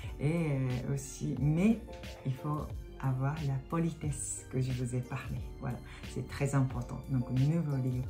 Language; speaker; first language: French; non-native, fluent; Japanese